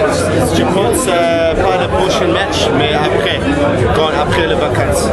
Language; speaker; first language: French; non-native, learner; Afrikaans